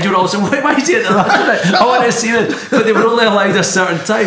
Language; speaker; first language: English; native; English